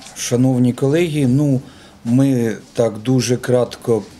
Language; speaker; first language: Ukrainian; non-native, local second language; Russian